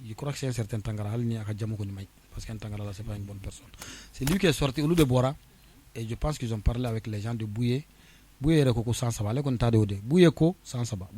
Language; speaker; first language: French; non-native, local second language; Bambara